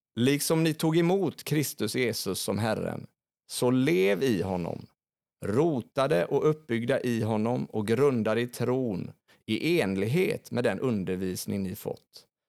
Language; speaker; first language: Swedish; native; Swedish